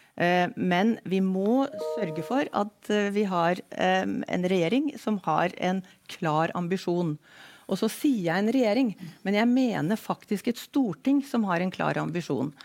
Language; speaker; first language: Norwegian; native; Norwegian